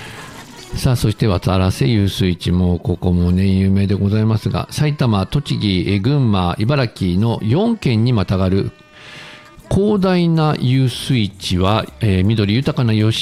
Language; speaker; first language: Japanese; native; Japanese